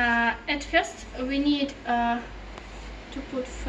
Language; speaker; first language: English; non-native, learner; Russian